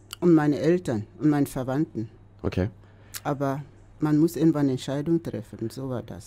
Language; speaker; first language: German; non-native, fluent; Igbo